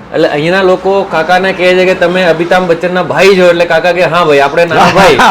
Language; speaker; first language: Gujarati; native; Gujarati